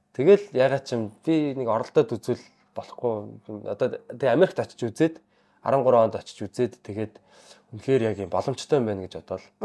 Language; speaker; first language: Mongolian; native; Mongolian